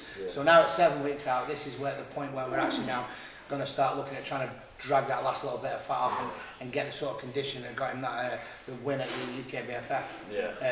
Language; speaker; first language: English; native; English